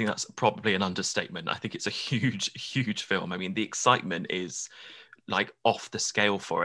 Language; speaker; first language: English; native; English